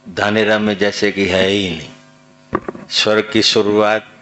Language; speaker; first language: Hindi; non-native, local second language; Gujarati